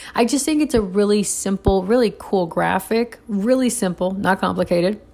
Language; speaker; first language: English; early bilingual, other home language; Spanish